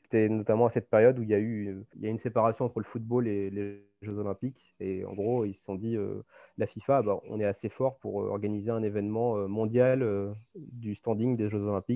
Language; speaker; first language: French; native; French